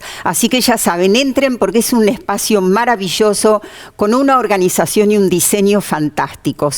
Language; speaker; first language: Spanish; native; Spanish